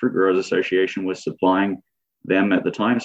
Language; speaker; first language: English; native; English